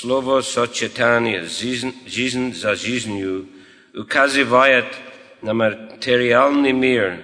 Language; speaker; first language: Russian; non-native, fluent; English